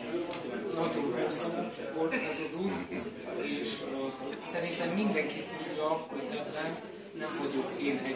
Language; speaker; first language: Hungarian; non-native, learner; German